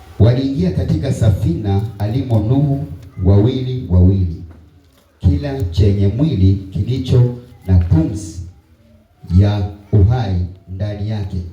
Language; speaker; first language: Swahili; non-native, local second language; Luyia